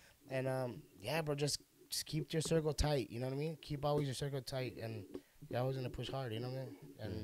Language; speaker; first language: English; early bilingual, other home language; Spanish